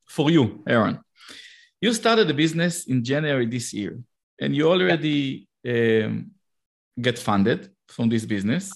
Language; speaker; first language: English; non-native, learner; Hebrew